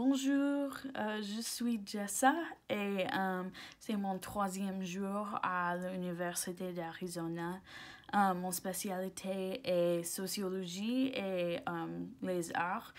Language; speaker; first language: French; non-native, learner; English